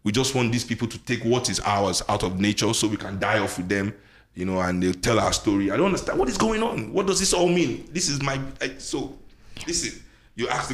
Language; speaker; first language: English; non-native, local second language; Yoruba